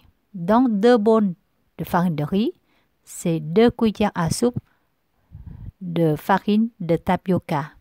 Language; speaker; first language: French; non-native, learner; Vietnamese